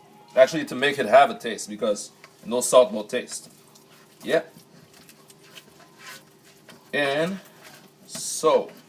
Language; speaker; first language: English; non-native, local second language; French